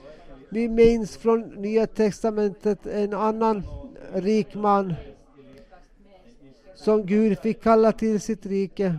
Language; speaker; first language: Swedish; non-native, local second language; Finnish